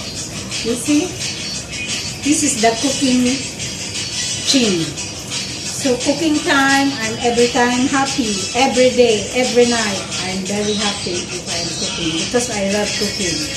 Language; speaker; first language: English; non-native, learner; Filipino